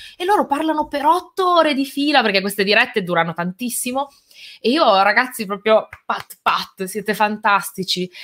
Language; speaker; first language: Italian; early bilingual, other home language; Albanian